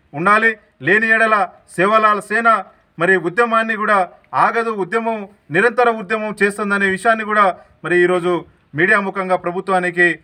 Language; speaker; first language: Telugu; non-native, local second language; Lambadi